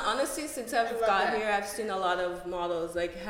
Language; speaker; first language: English; native; English